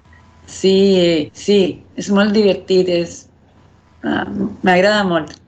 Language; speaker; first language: Catalan; non-native, learner; Spanish